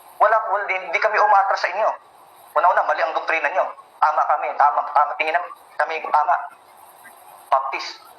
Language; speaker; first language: Filipino; native; Filipino